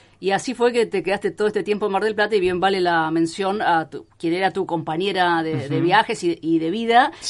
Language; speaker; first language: Spanish; native; Spanish